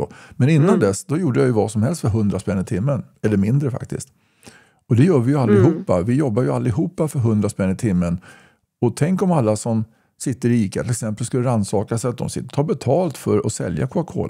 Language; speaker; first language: Swedish; native; Swedish